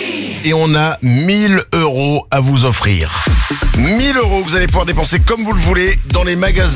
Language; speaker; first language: French; native; French